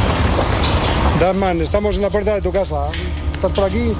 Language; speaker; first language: Spanish; native; Spanish